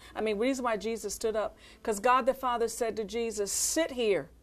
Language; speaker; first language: English; native; English